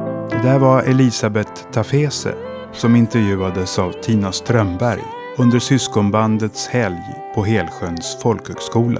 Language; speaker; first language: Swedish; native; Swedish